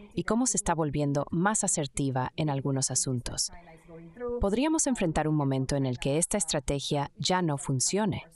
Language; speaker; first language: Spanish; non-native, fluent; Indonesian